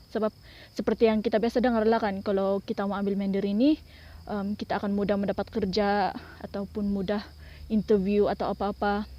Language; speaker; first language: Malay; non-native, local second language; Central Dusun